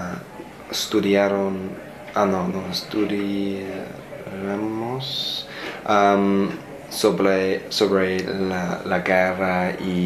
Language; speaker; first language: Spanish; non-native, learner; English